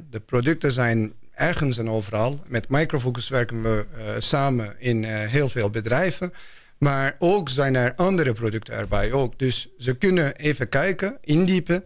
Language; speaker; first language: Dutch; non-native, fluent; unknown